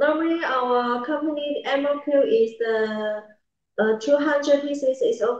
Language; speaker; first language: English; non-native, learner; Chinese